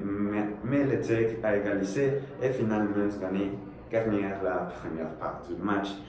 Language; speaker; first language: French; non-native, learner; Spanish